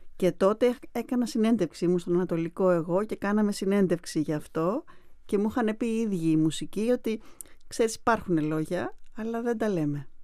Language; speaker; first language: Greek; native; Greek